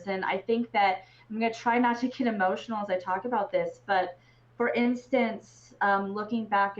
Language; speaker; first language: English; native; English